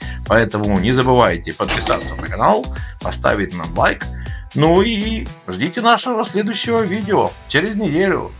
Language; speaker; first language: Russian; native; Russian